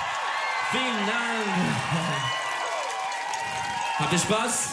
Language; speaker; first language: German; non-native, learner; Turkish